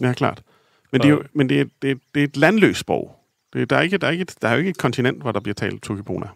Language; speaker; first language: Danish; native; Danish